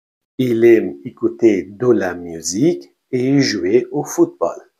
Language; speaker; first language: French; non-native, learner; Pashto